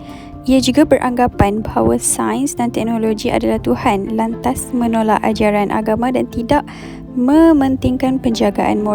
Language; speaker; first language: Malay; native; Malay